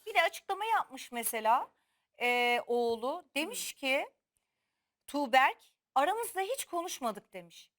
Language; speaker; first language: Turkish; native; Turkish